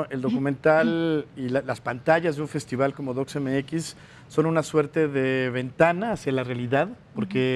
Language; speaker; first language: Spanish; native; Spanish